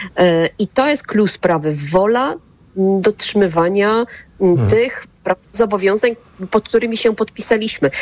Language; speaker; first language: Polish; native; Polish